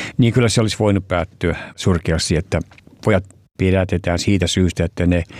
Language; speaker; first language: Finnish; early bilingual, heritage; Finnish